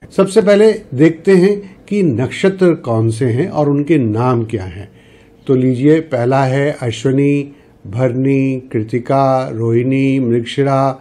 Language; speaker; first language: Hindi; native; Hindi